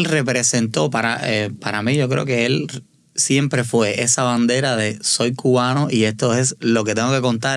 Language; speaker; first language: Spanish; native; Spanish